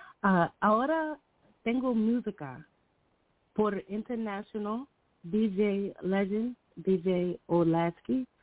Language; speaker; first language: Spanish; non-native, learner; English